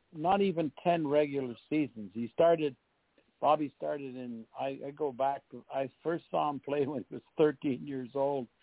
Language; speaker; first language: English; native; English